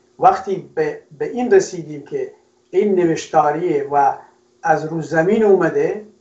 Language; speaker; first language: Persian; non-native, local second language; Kurdish